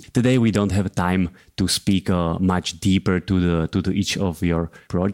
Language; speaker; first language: English; non-native, fluent; Slovak